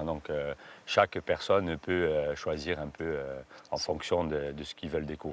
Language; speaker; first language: French; native; French